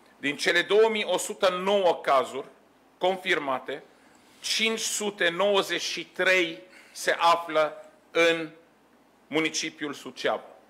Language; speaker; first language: Romanian; non-native, fluent; Arabic